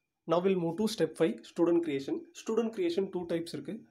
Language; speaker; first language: English; non-native, local second language; Tamil